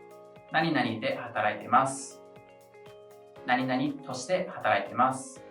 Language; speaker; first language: Japanese; non-native, fluent; English